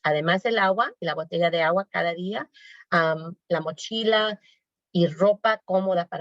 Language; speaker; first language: Spanish; native; Spanish